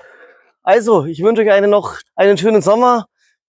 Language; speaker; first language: German; native; German